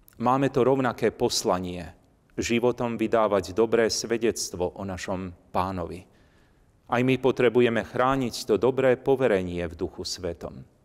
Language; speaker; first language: Slovak; native; Slovak